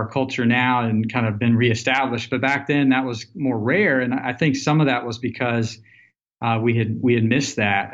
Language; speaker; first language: English; native; English